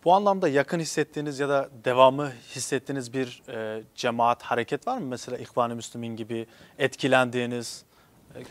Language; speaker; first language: Turkish; non-native, local second language; Kurdish